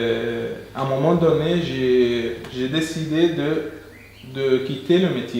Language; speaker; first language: French; non-native, fluent; Arabic